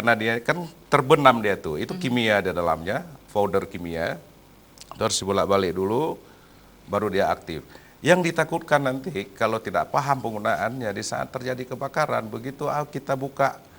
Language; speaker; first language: Malay; native; Malay